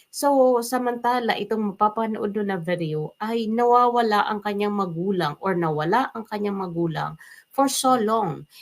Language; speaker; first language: Filipino; non-native, local second language; Waray